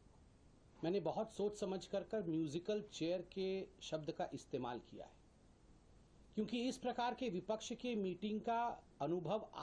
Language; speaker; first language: Hindi; native; Hindi